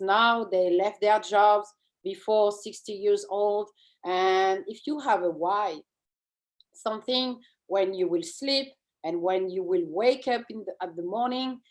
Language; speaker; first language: English; non-native, fluent; French